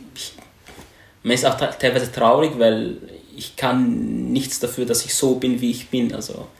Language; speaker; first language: German; non-native, fluent; Arabic